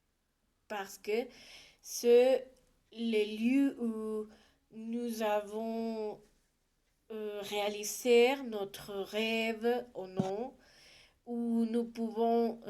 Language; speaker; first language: French; non-native, learner; Spanish